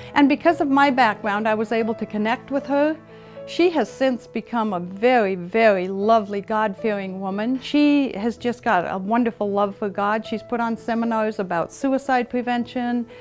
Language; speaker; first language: English; native; English